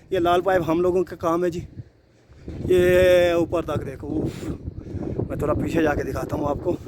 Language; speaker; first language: Urdu; non-native, local second language; Punjabi